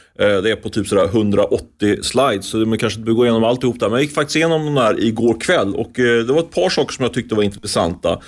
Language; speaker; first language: Swedish; native; Swedish